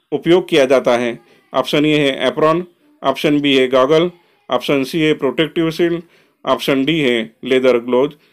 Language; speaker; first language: Hindi; non-native, local second language; Marathi